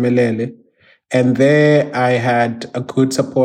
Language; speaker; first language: English; non-native, local second language; Xhosa